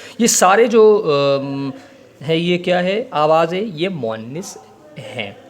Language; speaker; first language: Urdu; non-native, local second language; Pashto